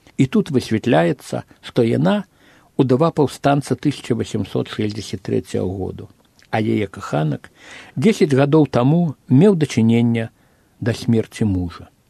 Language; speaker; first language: Belarusian; native; Belarusian